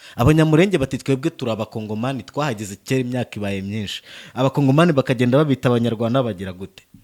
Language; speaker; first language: Kinyarwanda; native; Kinyarwanda